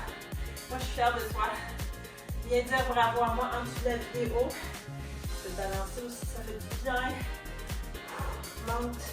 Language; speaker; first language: French; native; French